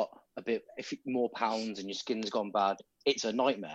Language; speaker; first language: English; native; English